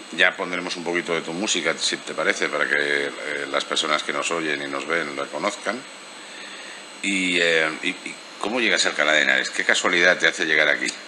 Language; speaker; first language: Spanish; native; Spanish